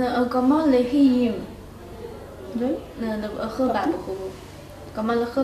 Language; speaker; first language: French; non-native, learner; Chinese